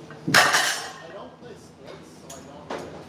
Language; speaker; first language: English; native; English